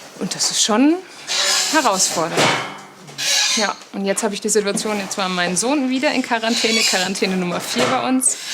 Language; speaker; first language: German; native; German